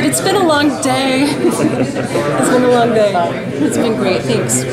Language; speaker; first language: English; native; English